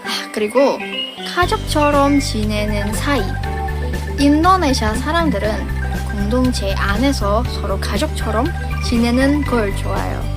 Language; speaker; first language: Korean; non-native, fluent; Indonesian